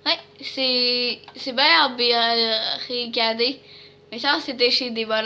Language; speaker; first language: French; native; French